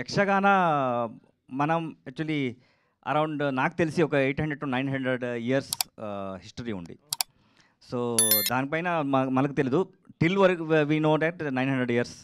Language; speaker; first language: Telugu; non-native, learner; Kannada